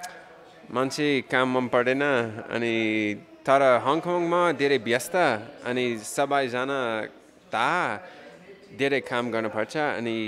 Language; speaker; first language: Nepali; non-native, learner; English